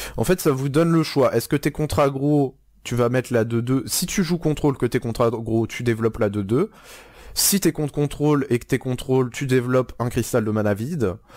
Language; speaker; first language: French; native; French